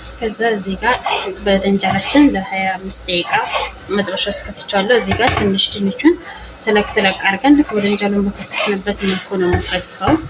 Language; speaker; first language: Amharic; native; Amharic